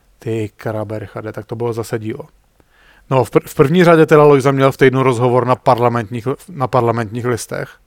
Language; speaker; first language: Czech; native; Czech